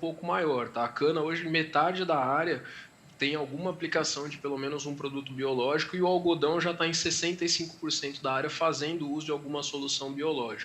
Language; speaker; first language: Portuguese; native; Portuguese